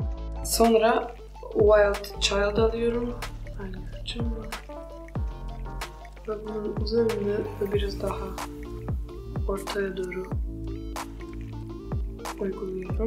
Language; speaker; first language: Turkish; non-native, fluent; Polish